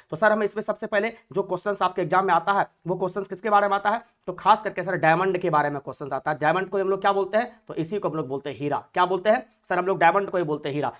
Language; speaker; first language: Hindi; native; Hindi